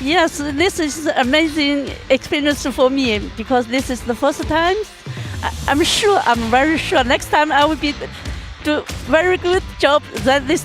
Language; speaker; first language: English; non-native, learner; Chinese